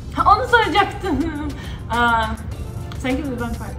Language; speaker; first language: Turkish; early bilingual, heritage; Turkish